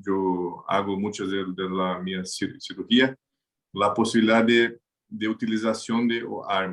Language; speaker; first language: Spanish; non-native, learner; Portuguese